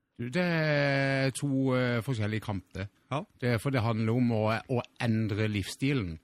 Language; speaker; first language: Norwegian; native; Norwegian